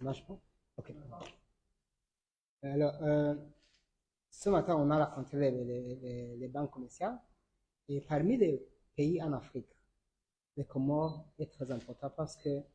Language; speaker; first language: French; non-native, learner; Arabic